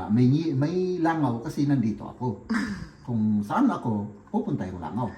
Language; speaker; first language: Filipino; native; Filipino